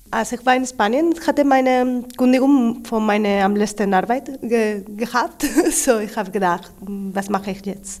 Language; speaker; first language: German; non-native, learner; Spanish